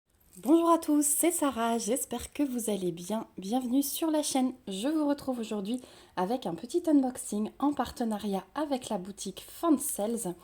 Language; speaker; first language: French; native; French